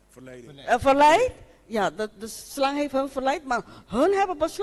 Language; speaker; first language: Dutch; non-native, local second language; Papiamento